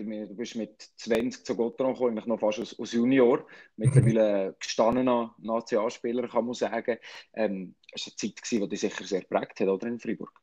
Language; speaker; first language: German; native; German